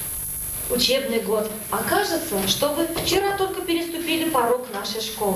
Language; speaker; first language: Russian; non-native, local second language; Bashkir